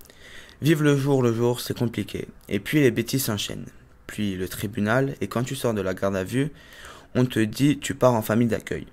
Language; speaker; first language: French; native; French